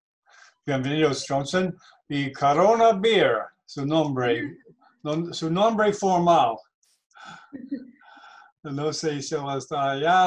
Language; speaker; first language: Spanish; non-native, learner; English